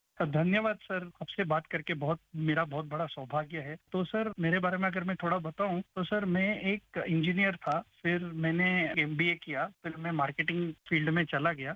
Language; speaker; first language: Hindi; non-native, local second language; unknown